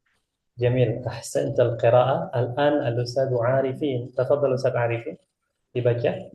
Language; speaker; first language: Arabic; non-native, fluent; Indonesian